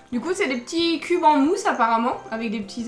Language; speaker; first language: French; native; French